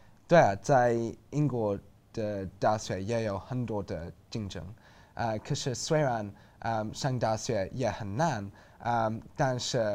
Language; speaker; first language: Chinese; non-native, learner; English